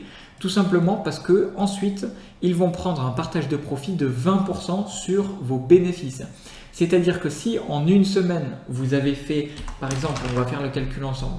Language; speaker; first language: French; native; French